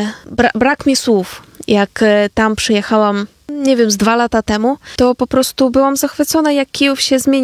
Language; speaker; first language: Polish; non-native, fluent; Ukrainian